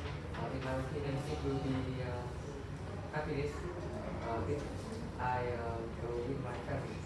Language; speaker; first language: English; non-native, learner; Vietnamese